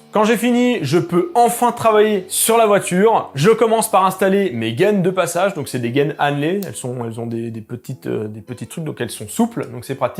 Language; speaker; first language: French; native; French